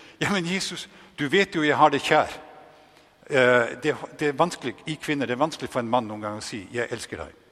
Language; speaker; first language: Norwegian; native; Norwegian